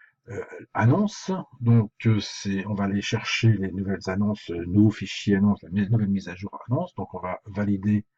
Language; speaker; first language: French; native; French